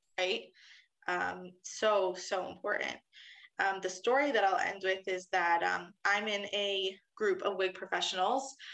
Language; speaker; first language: English; native; English